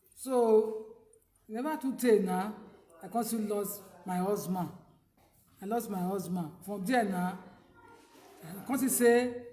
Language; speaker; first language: Nigerian Pidgin; non-native, local second language; Bini